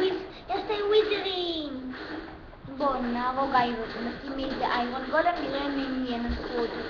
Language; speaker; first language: Hebrew; early bilingual, other home language; Russian